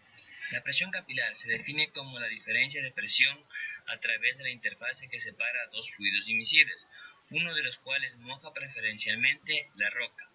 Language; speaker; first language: Spanish; native; Spanish